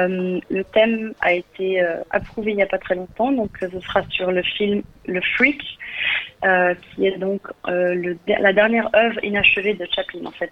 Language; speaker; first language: French; native; French